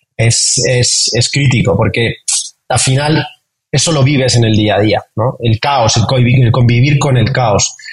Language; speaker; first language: Spanish; native; Spanish